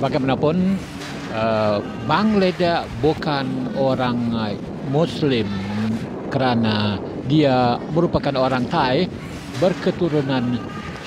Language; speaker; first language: Malay; native; Malay